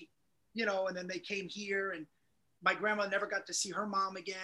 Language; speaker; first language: English; native; English